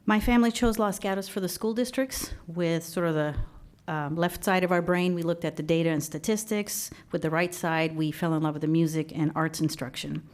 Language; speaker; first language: English; early bilingual, other home language; Persian